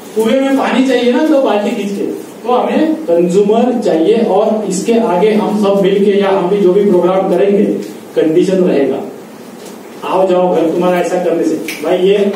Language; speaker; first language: Hindi; non-native, local second language; Marathi